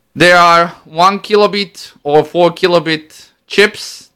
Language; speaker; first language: English; non-native, fluent; Croatian